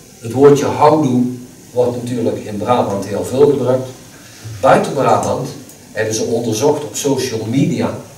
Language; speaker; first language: Dutch; native; Dutch